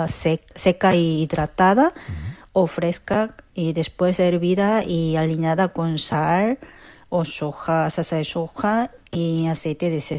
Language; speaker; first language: Spanish; non-native, learner; Korean